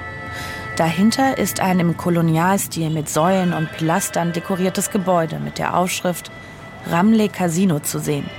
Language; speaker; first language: German; native; German